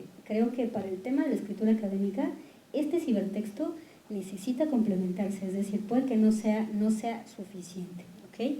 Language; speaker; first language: Spanish; native; Spanish